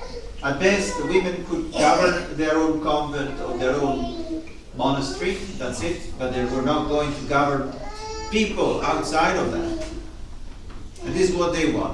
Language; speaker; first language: English; non-native, fluent; Italian